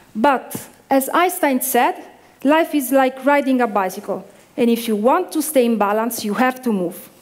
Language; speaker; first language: English; non-native, fluent; Italian